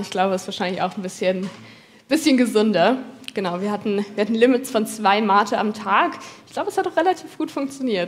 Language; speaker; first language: German; native; German